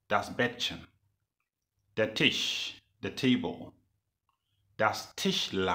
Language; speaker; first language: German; non-native, learner; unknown